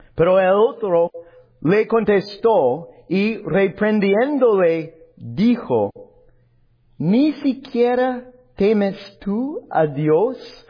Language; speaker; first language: Spanish; non-native, learner; English